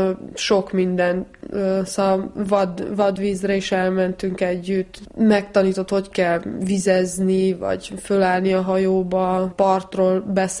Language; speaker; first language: Hungarian; early bilingual, heritage; Hungarian